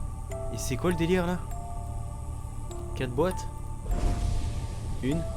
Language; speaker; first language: French; native; French